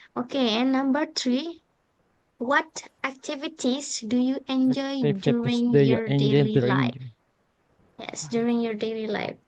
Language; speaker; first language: English; non-native, fluent; Indonesian